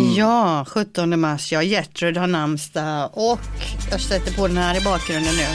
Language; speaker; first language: Swedish; native; Swedish